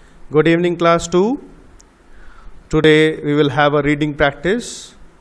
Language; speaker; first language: English; non-native, local second language; Bangla